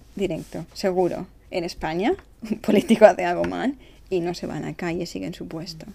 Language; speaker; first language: Spanish; native; Spanish